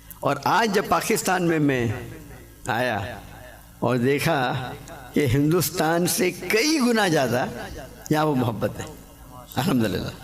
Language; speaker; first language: Urdu; non-native, local second language; English